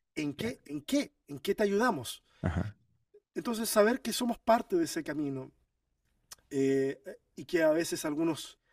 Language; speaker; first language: Spanish; native; Spanish